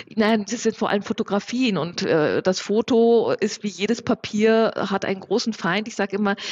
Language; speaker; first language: German; native; German